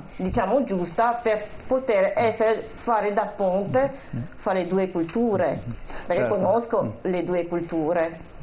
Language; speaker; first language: Italian; non-native, fluent; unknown